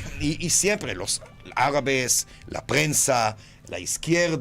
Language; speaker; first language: Spanish; non-native, fluent; Hebrew